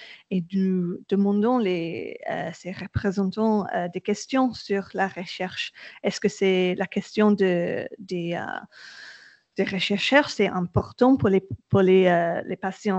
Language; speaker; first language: French; non-native, learner; English